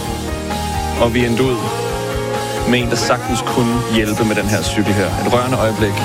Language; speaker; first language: Danish; native; Danish